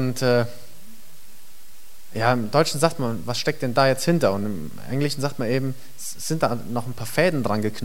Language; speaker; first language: German; native; German